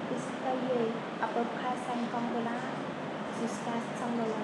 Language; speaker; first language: French; non-native, learner; Khmer